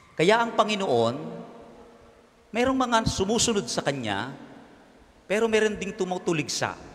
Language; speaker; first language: Filipino; native; Filipino